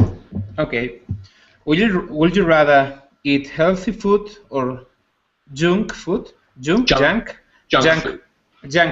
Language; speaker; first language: English; non-native, learner; Spanish